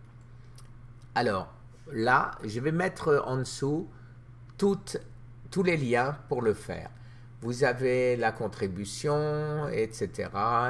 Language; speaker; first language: French; native; French